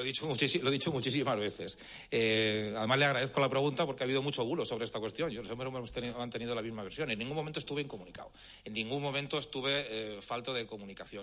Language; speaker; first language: Spanish; native; Spanish